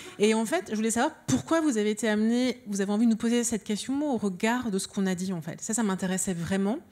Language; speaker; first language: French; early bilingual, other home language; Lingala